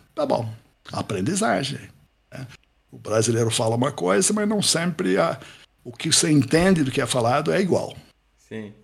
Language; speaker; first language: Portuguese; non-native, fluent; English